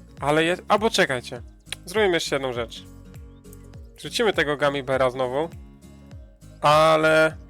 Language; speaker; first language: Polish; native; Polish